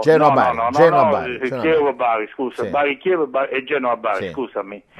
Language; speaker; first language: Italian; native; Italian